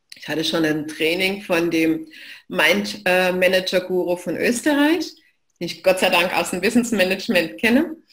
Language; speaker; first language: German; native; German